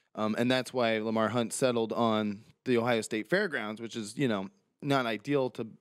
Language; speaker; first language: English; native; English